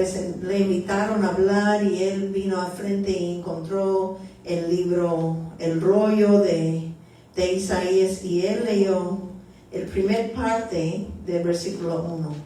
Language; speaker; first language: Spanish; early bilingual, heritage; Spanish